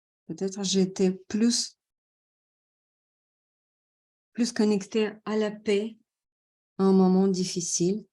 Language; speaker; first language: French; non-native, fluent; Russian